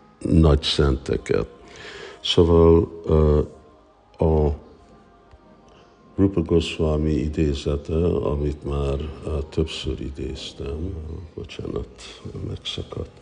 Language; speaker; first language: Hungarian; early bilingual, heritage; Hungarian